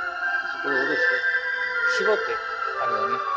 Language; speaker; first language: Japanese; native; Japanese